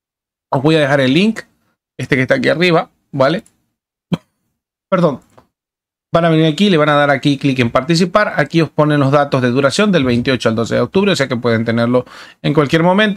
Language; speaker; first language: Spanish; native; Spanish